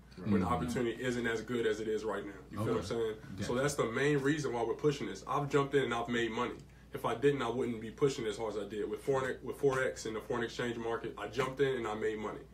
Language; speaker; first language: English; native; English